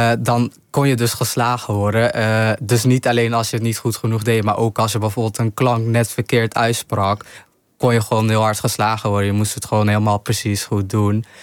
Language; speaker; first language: Dutch; early bilingual, other home language; Somali